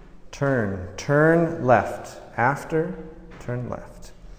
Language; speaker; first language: English; native; English